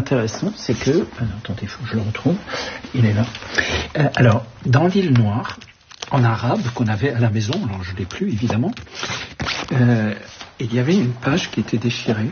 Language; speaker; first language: French; early bilingual, other home language; Arabic